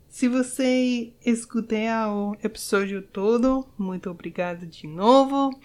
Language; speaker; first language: Portuguese; non-native, learner; English